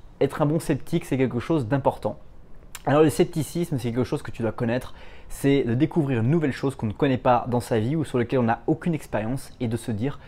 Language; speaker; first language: French; native; French